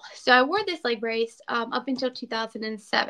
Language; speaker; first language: English; native; English